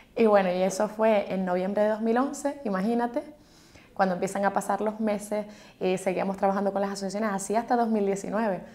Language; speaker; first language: Spanish; native; Spanish